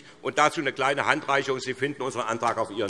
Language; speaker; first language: German; native; German